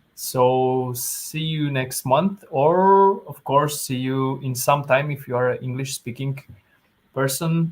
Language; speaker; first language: English; non-native, fluent; Polish